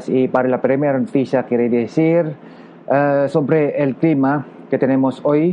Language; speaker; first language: Spanish; non-native, local second language; Filipino